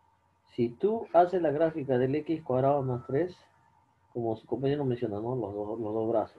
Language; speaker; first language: Spanish; native; Spanish